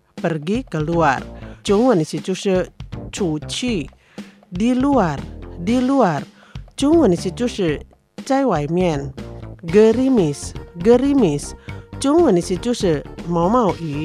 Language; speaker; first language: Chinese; non-native, fluent; Indonesian